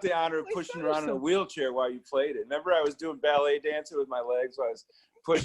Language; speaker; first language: English; native; English